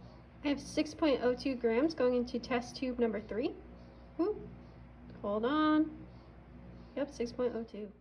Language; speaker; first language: English; native; English